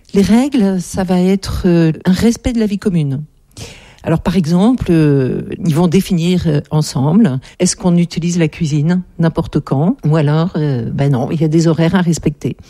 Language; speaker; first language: French; native; French